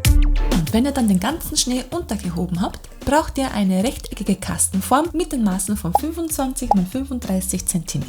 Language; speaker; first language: German; native; German